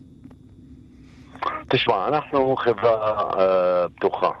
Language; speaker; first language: Hebrew; non-native, local second language; Arabic